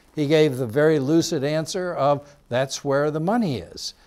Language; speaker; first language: English; native; English